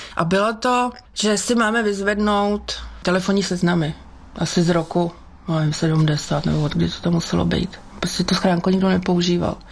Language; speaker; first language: Czech; native; Czech